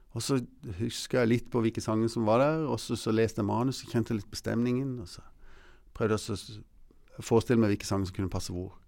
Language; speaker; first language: Norwegian; early bilingual, other home language; English